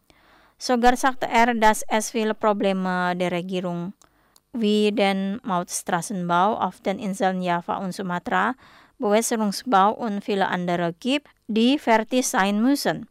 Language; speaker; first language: German; non-native, fluent; Indonesian